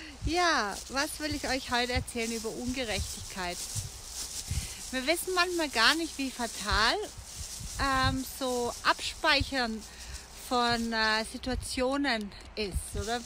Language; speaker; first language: German; native; German